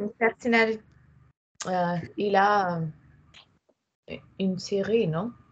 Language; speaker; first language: French; non-native, fluent; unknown